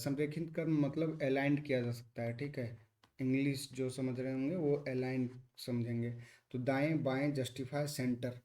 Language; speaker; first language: Hindi; native; Hindi